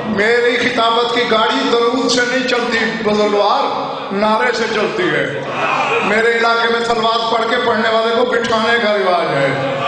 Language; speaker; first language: Urdu; non-native, local second language; Saraiki